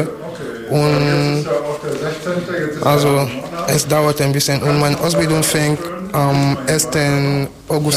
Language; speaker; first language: German; non-native, learner; French